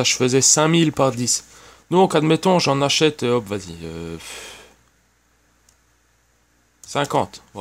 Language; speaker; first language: French; native; French